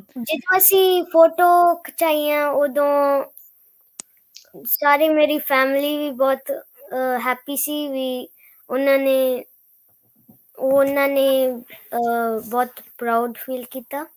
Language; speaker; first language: Punjabi; early bilingual, heritage; Punjabi